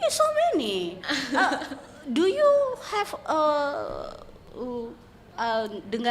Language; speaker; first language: English; non-native, learner; Indonesian